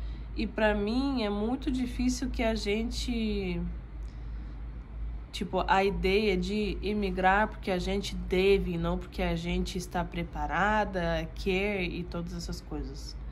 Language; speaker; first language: Portuguese; non-native, fluent; Russian